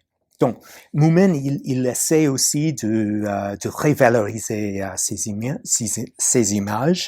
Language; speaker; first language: French; non-native, fluent; English